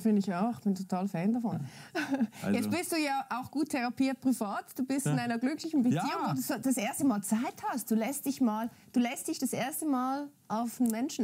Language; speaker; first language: German; native; German